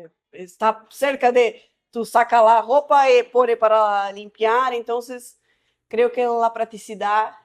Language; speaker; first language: Spanish; non-native, fluent; Portuguese